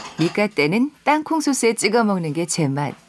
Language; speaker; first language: Korean; native; Korean